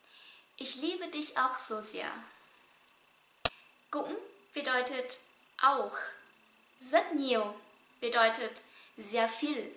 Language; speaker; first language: German; non-native, fluent; Vietnamese